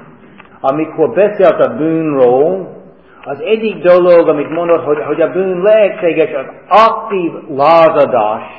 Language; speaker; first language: Hungarian; non-native, fluent; English